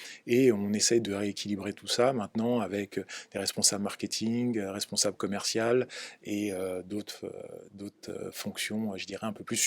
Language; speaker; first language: French; native; French